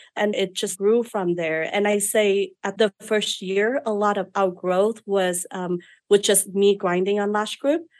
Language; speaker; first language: English; non-native, fluent; Vietnamese